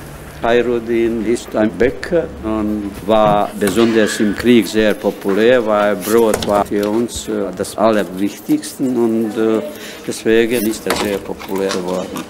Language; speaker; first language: German; non-native, fluent; Bosnian